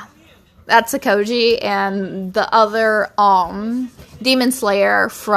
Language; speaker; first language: English; non-native, fluent; Portuguese